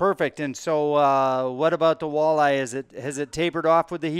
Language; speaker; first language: English; native; English